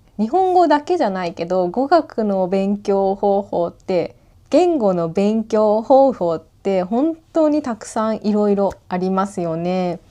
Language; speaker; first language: Japanese; native; Japanese